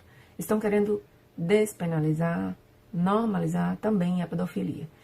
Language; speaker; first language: Portuguese; non-native, fluent; Spanish